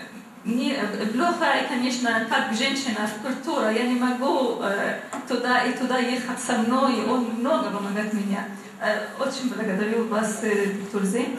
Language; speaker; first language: Russian; non-native, learner; Arabic